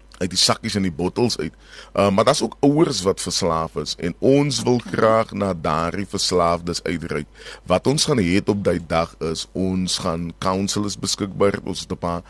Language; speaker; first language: Afrikaans; native; Afrikaans